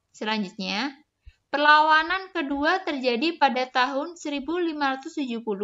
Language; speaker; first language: Indonesian; native; Indonesian